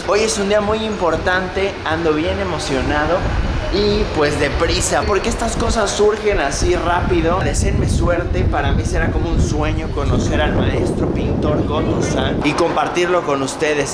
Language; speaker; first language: Spanish; native; Spanish